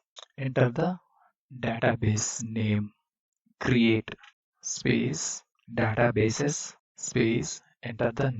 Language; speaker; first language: English; non-native, learner; Telugu